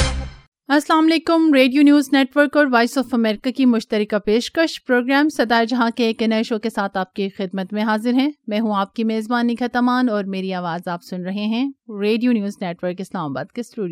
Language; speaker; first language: Urdu; native; Urdu